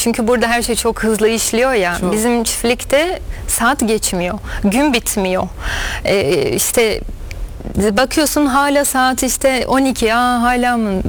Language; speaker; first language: Turkish; non-native, fluent; Portuguese